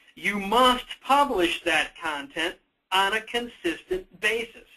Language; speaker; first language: English; native; English